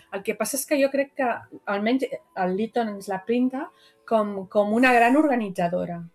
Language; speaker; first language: Catalan; native; Catalan